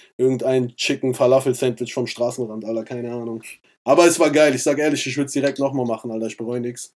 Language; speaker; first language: German; early bilingual, other home language; Persian